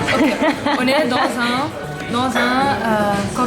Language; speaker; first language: French; non-native, local second language; Arabic